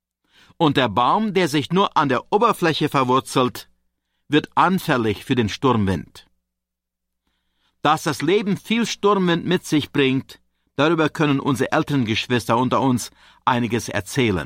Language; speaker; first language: German; native; German